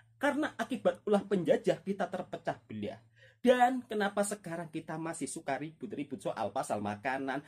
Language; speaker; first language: Indonesian; native; Indonesian